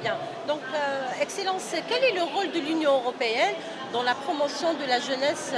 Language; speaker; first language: French; non-native, local second language; Arabic